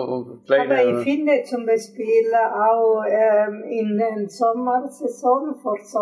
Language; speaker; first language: German; non-native, fluent; Italian